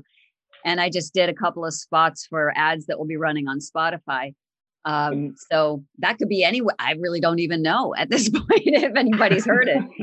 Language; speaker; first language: English; native; English